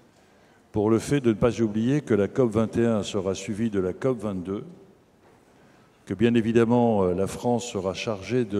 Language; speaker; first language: French; native; French